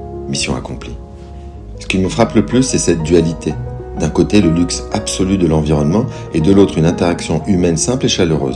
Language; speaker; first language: French; native; French